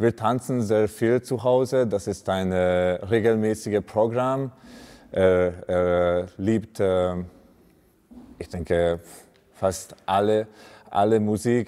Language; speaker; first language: German; non-native, fluent; Hungarian